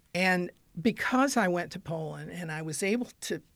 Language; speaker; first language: English; native; English